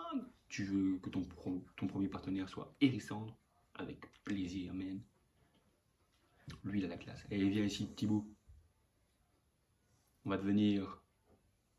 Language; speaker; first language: French; native; French